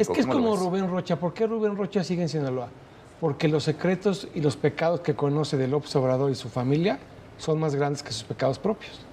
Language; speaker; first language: Spanish; native; Spanish